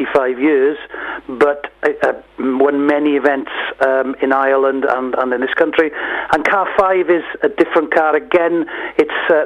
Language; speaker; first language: English; native; English